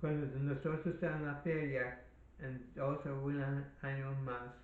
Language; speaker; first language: Spanish; non-native, learner; English